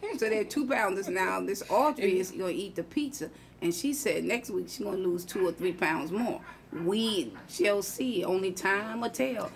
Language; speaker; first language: English; native; English